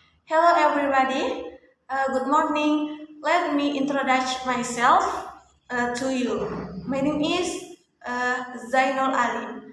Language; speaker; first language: English; non-native, learner; Indonesian